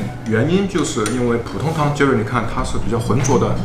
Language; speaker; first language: Chinese; native; Chinese